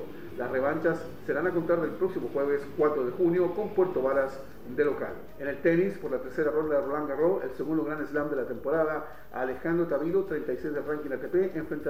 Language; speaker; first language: Spanish; native; Spanish